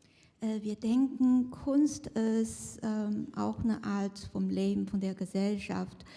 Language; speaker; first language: German; non-native, fluent; Chinese